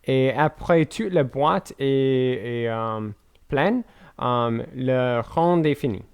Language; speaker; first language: French; non-native, learner; English